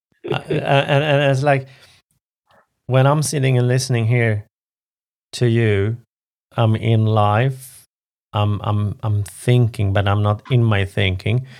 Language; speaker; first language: English; non-native, fluent; Swedish